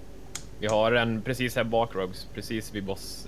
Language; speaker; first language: Swedish; native; Swedish